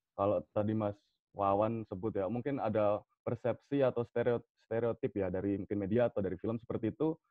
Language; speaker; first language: Indonesian; native; Indonesian